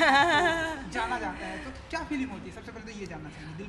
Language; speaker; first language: Hindi; native; Hindi